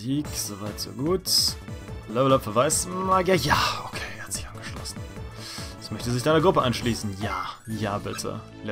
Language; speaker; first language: German; native; German